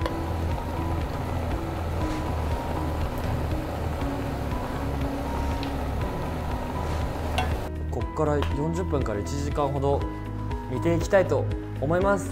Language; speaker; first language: Japanese; native; Japanese